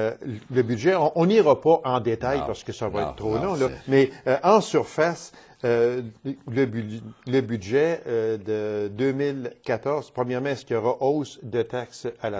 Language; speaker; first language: French; native; French